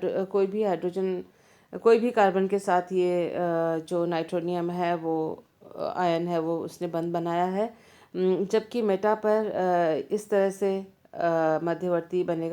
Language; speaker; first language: Hindi; native; Hindi